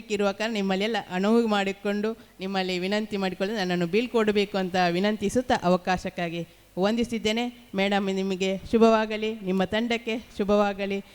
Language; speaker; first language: Kannada; native; Kannada